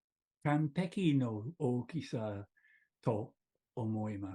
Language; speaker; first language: Japanese; non-native, learner; English